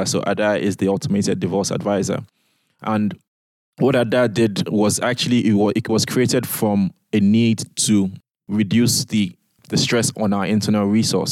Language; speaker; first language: English; non-native, local second language; Yoruba